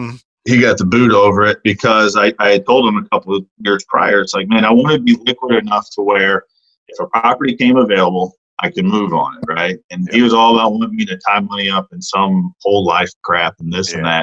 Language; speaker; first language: English; native; English